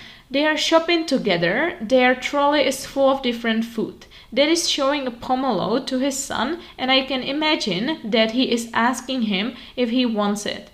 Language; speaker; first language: English; non-native, fluent; Czech